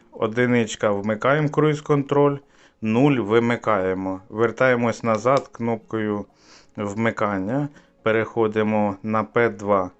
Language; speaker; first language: Ukrainian; native; Ukrainian